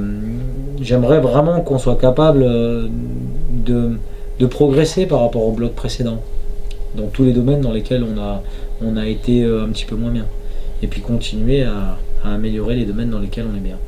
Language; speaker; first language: French; native; French